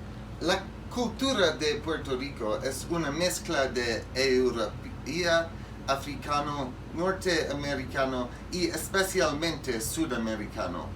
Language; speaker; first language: Spanish; non-native, learner; English